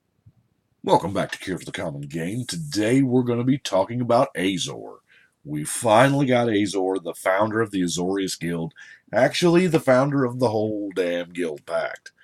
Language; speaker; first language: English; native; English